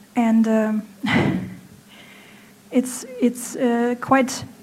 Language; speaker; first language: English; non-native, fluent; German